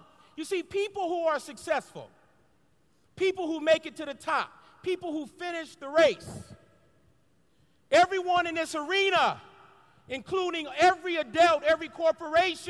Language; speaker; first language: English; native; English